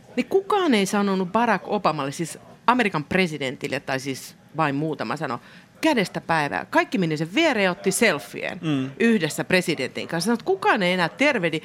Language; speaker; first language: Finnish; native; Finnish